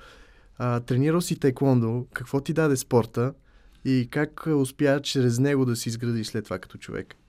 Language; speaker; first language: Bulgarian; native; Bulgarian